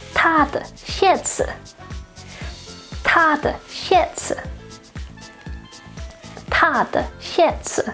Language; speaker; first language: Chinese; non-native, fluent; German